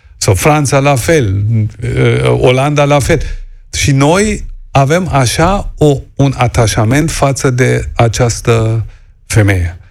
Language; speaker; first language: Romanian; non-native, fluent; Persian